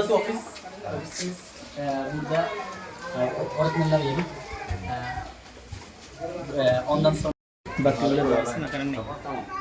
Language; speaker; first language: Turkish; non-native, learner; Bangla